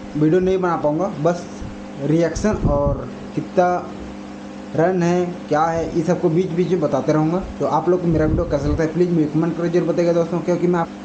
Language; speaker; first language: Hindi; native; Hindi